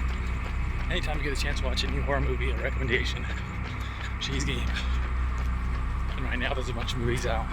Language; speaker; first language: English; native; English